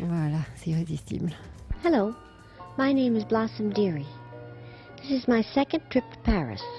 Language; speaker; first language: French; native; French